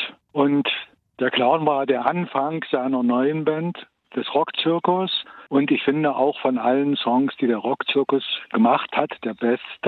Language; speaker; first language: German; native; German